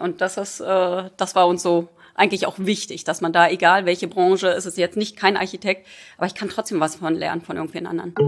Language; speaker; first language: German; native; German